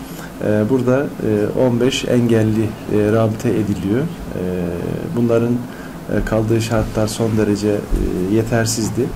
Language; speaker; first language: Turkish; native; Turkish